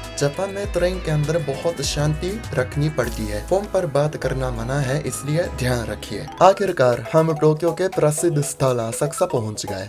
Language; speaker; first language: Hindi; non-native, fluent; Japanese